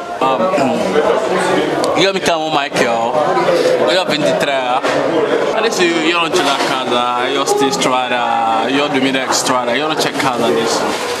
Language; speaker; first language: Italian; non-native, learner; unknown